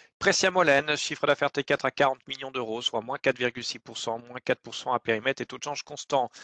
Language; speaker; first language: French; native; French